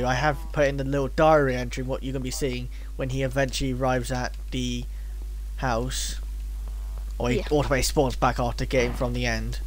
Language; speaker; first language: English; native; English